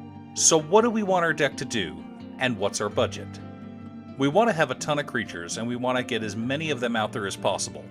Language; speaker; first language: English; native; English